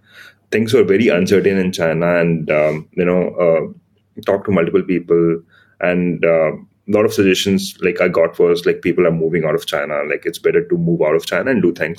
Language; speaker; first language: English; non-native, local second language; Hindi